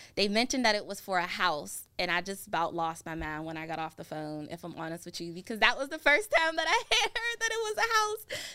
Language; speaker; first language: English; native; English